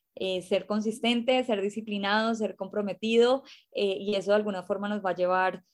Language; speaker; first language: Spanish; native; Spanish